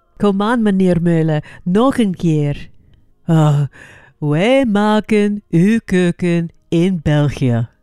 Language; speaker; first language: Dutch; non-native, fluent; English